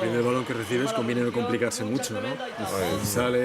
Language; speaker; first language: Spanish; native; Spanish